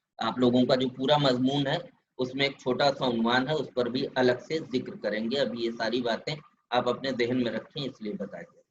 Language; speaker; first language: Urdu; native; Urdu